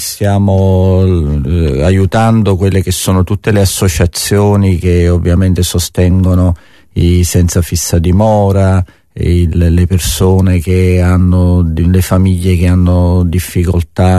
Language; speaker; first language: Italian; native; Italian